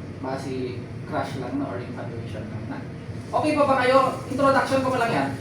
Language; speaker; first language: Filipino; non-native, local second language; Iloko